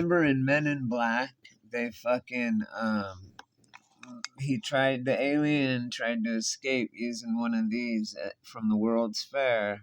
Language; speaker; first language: English; native; English